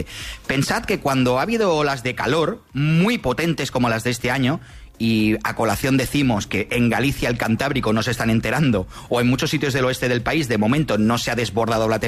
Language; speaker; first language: Spanish; native; Spanish